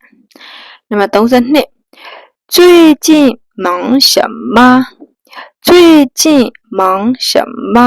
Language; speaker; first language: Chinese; non-native, fluent; Burmese